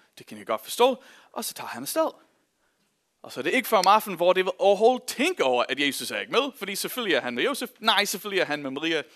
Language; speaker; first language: Danish; non-native, fluent; English